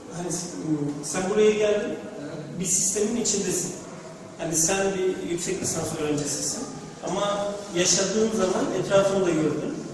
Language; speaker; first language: Turkish; native; Turkish